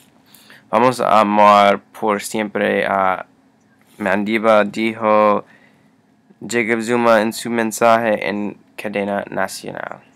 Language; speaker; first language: Spanish; non-native, learner; English